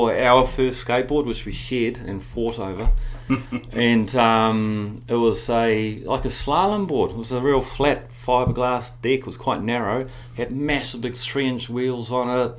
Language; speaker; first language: English; native; English